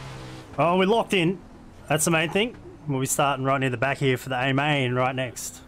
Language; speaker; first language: English; native; English